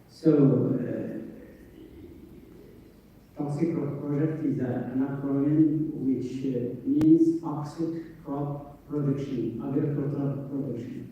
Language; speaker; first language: English; non-native, fluent; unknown